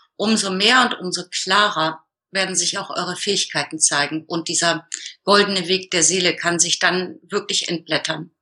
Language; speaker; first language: German; native; German